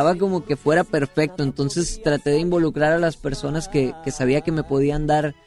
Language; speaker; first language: Spanish; native; Spanish